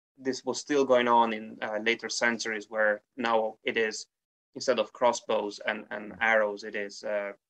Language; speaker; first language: English; non-native, fluent; Italian